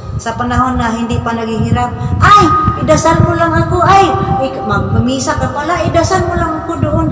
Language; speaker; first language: Filipino; non-native, local second language; Cebuano